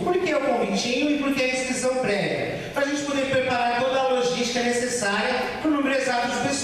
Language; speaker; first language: Portuguese; native; Portuguese